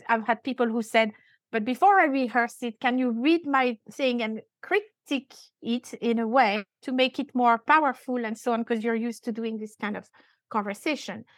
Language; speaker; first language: English; non-native, fluent; French